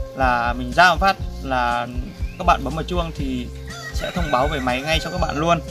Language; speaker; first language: Vietnamese; non-native, local second language; Muong